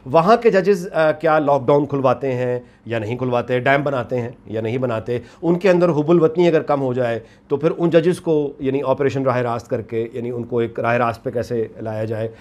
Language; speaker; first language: Urdu; native; Urdu